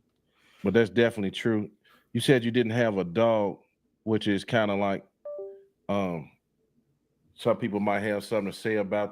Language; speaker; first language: English; native; English